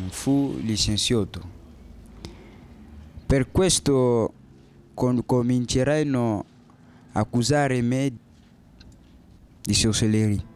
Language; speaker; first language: Italian; non-native, learner; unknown